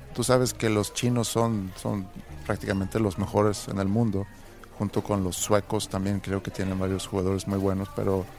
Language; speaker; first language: Spanish; non-native, fluent; Swedish